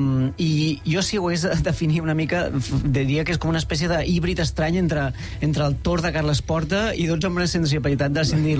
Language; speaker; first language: Catalan; native; Catalan